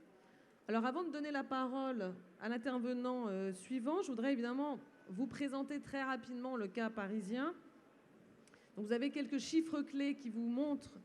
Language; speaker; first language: French; native; French